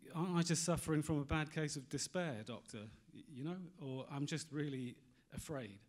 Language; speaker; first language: English; native; English